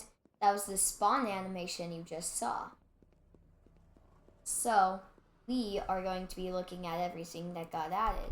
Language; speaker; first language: English; native; English